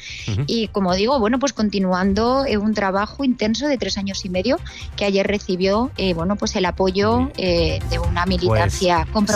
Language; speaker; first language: Spanish; native; Spanish